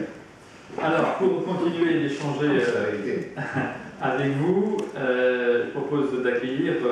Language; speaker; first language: French; native; French